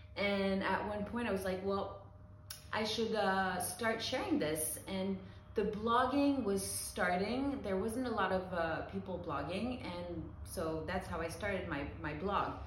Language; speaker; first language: English; early bilingual, heritage; English